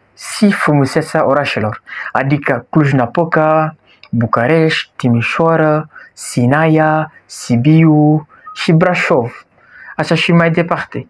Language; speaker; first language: Romanian; non-native, learner; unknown